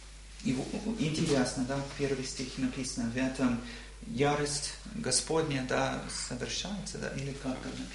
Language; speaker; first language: Russian; non-native, learner; English